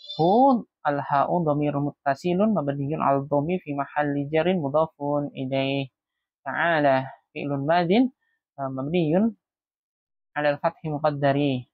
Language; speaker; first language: Arabic; non-native, fluent; Indonesian